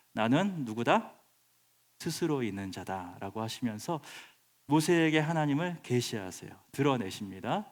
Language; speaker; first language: Korean; native; Korean